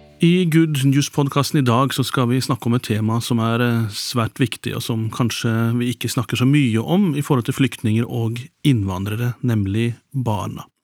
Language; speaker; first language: Norwegian; native; Norwegian